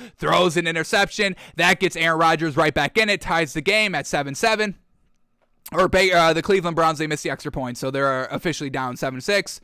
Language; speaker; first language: English; native; English